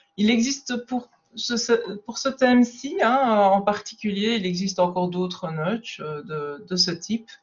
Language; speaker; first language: French; native; French